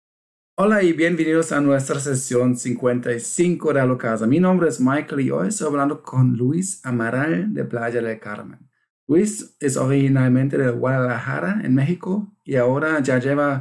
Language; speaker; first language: Spanish; non-native, fluent; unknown